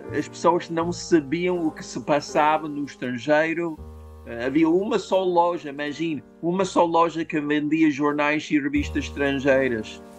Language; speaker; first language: Portuguese; non-native, fluent; English